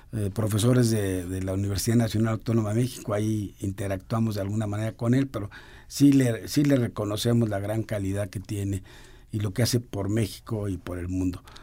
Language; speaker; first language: Spanish; native; Spanish